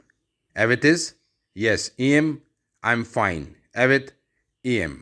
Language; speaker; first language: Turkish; non-native, learner; Urdu